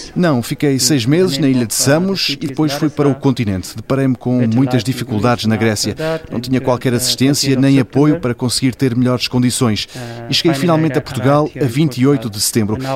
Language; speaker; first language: Portuguese; non-native, fluent; Persian